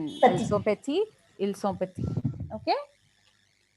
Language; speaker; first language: French; non-native, fluent; Hindi